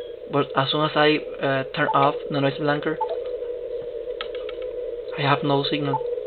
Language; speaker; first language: English; non-native, fluent; Spanish